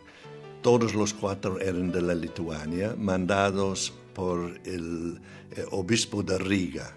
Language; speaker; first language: Spanish; non-native, fluent; English